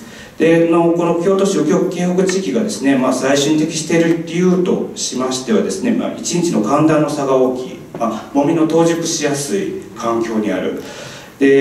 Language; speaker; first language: Japanese; native; Japanese